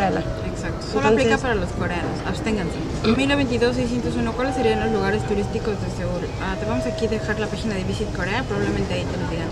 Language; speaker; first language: Spanish; native; Spanish